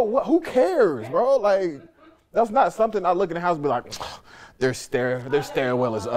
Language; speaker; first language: English; native; English